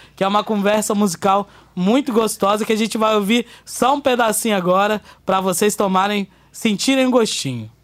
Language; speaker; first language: Portuguese; native; Portuguese